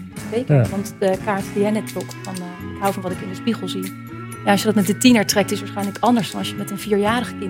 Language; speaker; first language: Dutch; native; Dutch